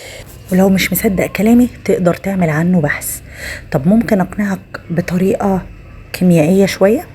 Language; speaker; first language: Arabic; native; Arabic